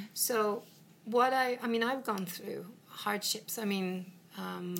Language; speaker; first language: English; non-native, fluent; Swedish